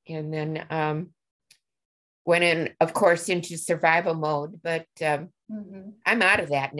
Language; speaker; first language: English; native; English